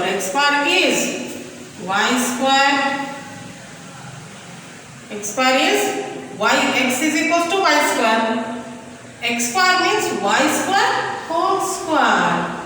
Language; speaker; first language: English; non-native, local second language; Kannada